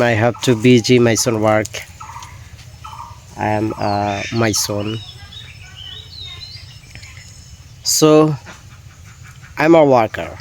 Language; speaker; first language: English; non-native, learner; Bangla